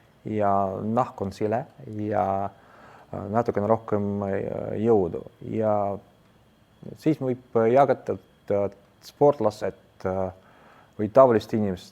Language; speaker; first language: Estonian; non-native, learner; Russian